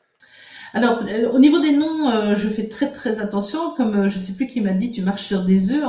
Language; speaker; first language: French; native; French